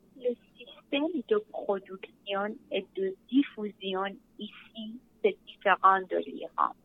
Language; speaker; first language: French; non-native, learner; Persian